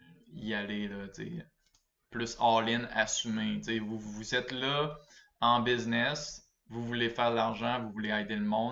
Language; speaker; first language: French; native; French